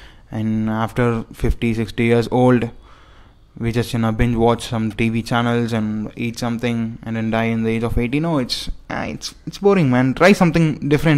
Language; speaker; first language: English; non-native, local second language; Tamil